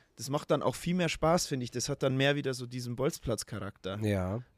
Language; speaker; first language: German; native; German